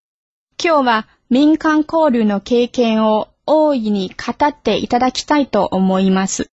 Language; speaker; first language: Japanese; non-native, fluent; Chinese